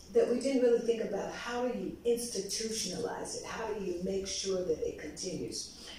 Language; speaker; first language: English; native; English